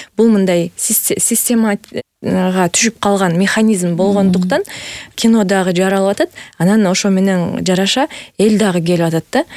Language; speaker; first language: Kyrgyz; native; Kyrgyz